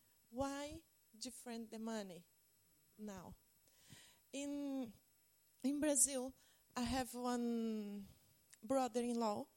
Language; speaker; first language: English; non-native, learner; Portuguese